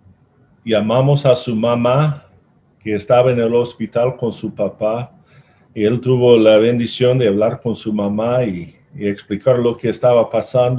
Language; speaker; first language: Spanish; non-native, fluent; English